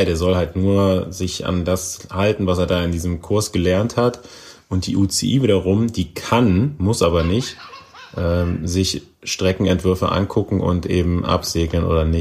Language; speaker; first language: German; native; German